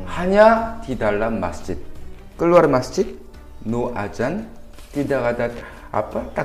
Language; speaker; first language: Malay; non-native, fluent; Korean